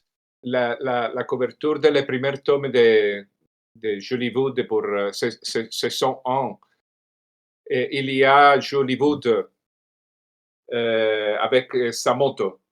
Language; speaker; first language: French; non-native, learner; Italian